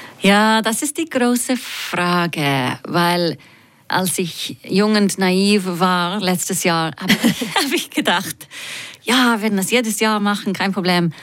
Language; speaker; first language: German; non-native, fluent; English